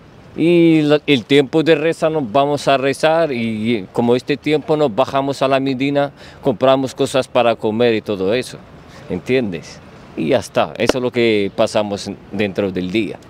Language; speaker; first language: Spanish; non-native, fluent; Arabic